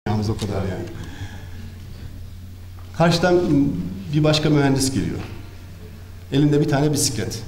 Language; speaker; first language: Turkish; native; Turkish